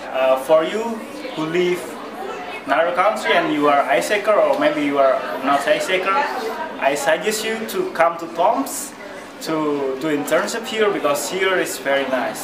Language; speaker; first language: English; non-native, learner; Indonesian